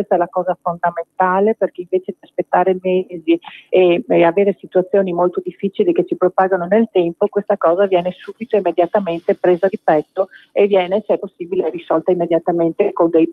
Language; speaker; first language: Italian; native; Italian